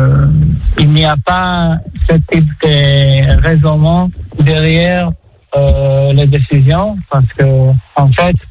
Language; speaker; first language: French; non-native, fluent; Hebrew